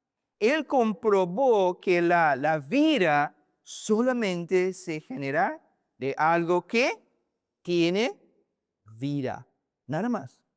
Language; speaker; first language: Spanish; non-native, learner; English